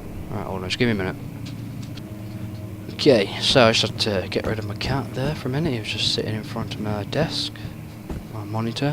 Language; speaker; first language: English; native; English